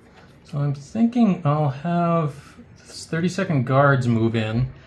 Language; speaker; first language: English; native; English